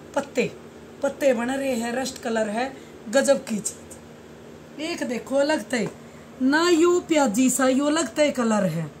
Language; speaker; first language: Hindi; non-native, local second language; Haryanvi